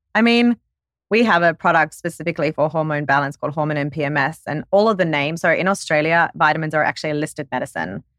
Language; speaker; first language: English; native; English